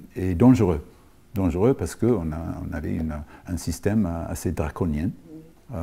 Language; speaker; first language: French; non-native, fluent; English